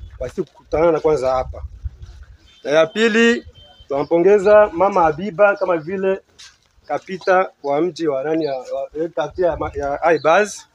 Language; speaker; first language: Swahili; native; Swahili